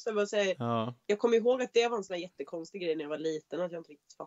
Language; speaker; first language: Swedish; native; Swedish